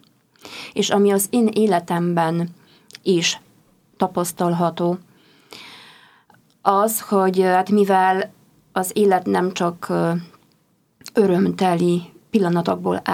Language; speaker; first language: Hungarian; non-native, fluent; Polish